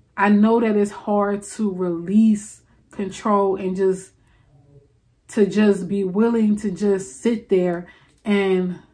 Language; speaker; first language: English; native; English